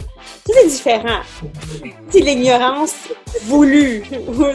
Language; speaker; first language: French; native; French